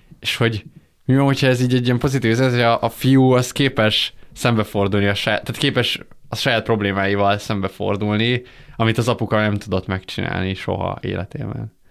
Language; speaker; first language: Hungarian; native; Hungarian